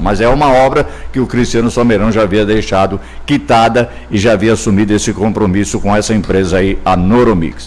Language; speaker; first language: Portuguese; native; Portuguese